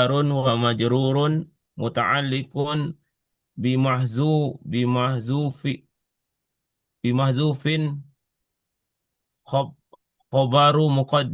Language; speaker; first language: Arabic; non-native, learner; Indonesian